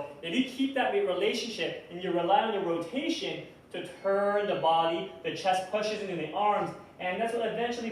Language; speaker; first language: English; native; English